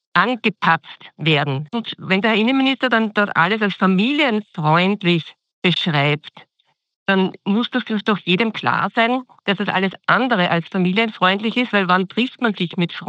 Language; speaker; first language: German; native; German